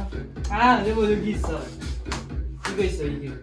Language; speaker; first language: Korean; non-native, fluent; Vietnamese